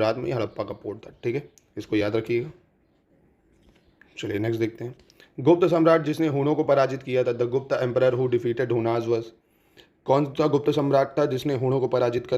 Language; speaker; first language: Hindi; native; Hindi